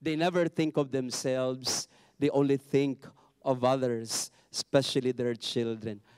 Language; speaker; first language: English; non-native, local second language; Filipino